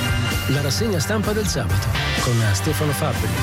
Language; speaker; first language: Italian; native; Italian